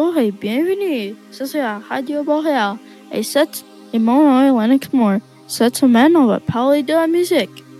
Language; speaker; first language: French; non-native, learner; English